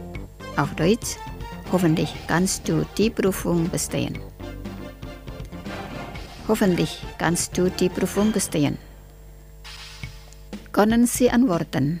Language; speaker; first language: German; non-native, fluent; Indonesian